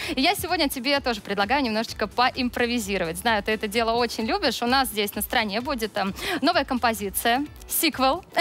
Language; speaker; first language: Russian; native; Russian